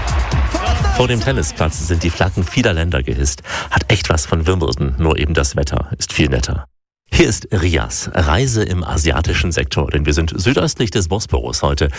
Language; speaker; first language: German; native; German